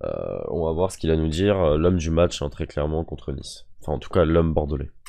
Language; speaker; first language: French; native; French